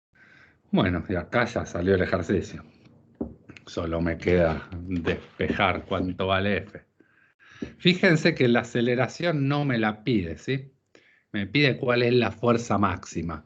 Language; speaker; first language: Spanish; native; Spanish